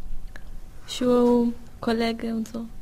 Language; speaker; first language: German; non-native, learner; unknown